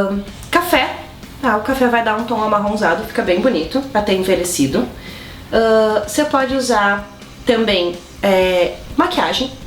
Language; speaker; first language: Portuguese; native; Portuguese